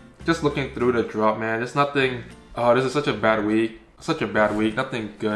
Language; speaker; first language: English; native; English